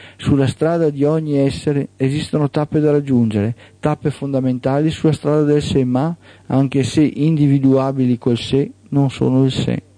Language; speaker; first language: Italian; native; Italian